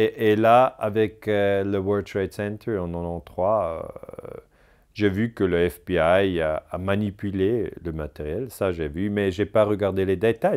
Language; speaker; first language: French; non-native, local second language; German